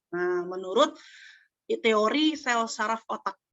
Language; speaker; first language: Indonesian; native; Indonesian